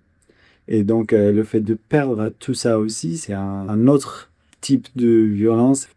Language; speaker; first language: French; non-native, fluent; Kurdish